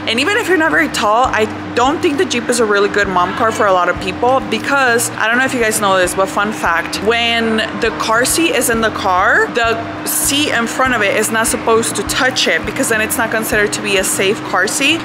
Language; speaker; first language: English; early bilingual, other home language; Spanish